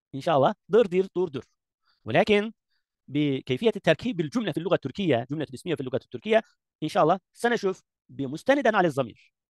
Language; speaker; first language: Arabic; non-native, learner; Turkish